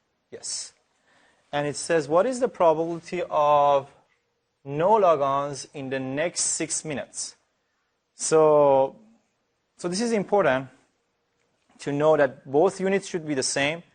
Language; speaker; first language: English; non-native, fluent; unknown